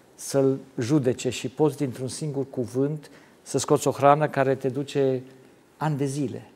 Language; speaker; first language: Romanian; non-native, local second language; German